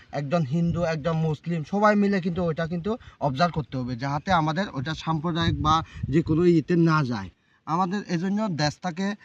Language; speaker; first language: Bangla; non-native, local second language; Chakma